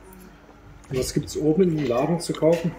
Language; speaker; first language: German; non-native, learner; Mongolian